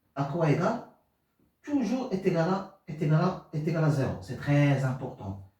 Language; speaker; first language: French; non-native, local second language; Arabic